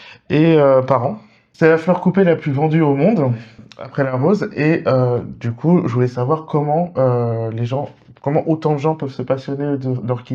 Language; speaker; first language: French; native; French